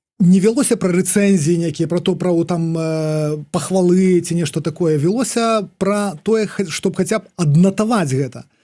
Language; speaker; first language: Belarusian; non-native, local second language; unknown